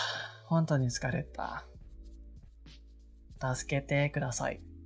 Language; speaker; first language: Japanese; non-native, learner; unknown